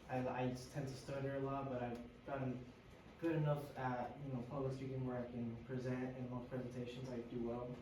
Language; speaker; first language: English; early bilingual, other home language; Spanish